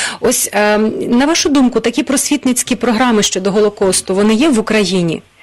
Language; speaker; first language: Ukrainian; native; Ukrainian